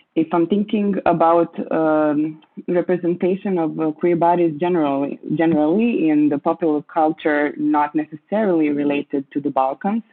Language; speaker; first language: English; non-native, fluent; Croatian